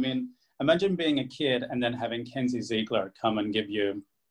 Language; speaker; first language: English; native; English